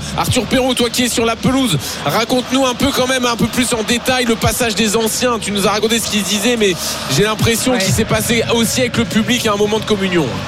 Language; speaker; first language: French; native; French